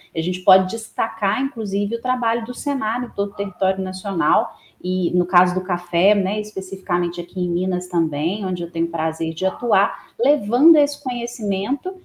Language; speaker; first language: Portuguese; native; Portuguese